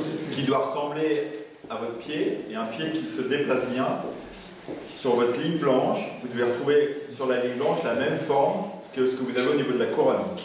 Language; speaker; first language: French; native; French